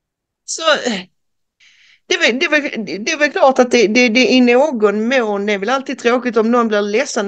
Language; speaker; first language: Swedish; native; Swedish